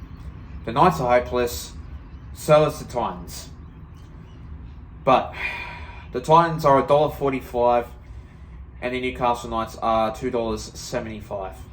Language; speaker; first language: English; native; English